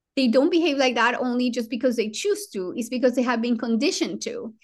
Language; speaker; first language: English; non-native, fluent; Spanish